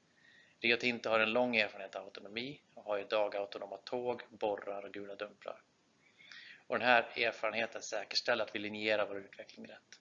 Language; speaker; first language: Swedish; native; Swedish